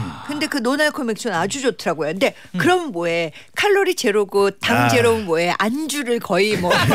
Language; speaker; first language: Korean; native; Korean